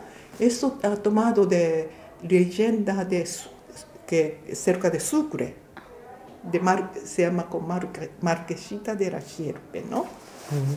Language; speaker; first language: Spanish; non-native, fluent; Japanese